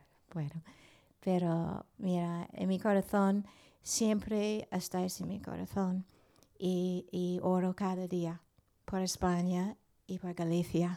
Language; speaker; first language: Spanish; non-native, learner; English